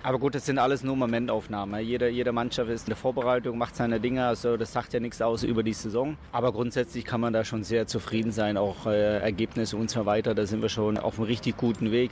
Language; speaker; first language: German; native; German